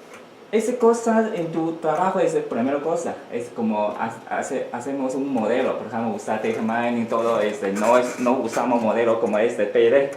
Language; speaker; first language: Spanish; non-native, learner; Chinese